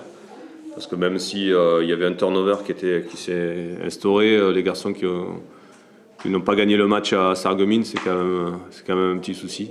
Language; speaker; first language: French; native; French